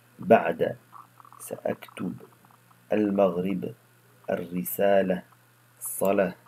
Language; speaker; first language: Arabic; non-native, fluent; French